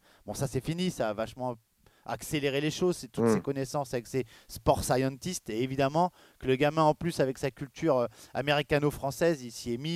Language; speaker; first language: French; native; French